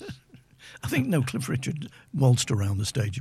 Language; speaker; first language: English; native; English